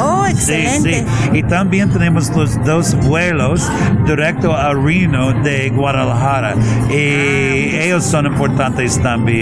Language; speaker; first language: Spanish; non-native, learner; English